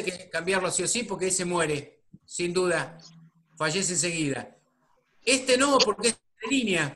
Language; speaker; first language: Spanish; native; Spanish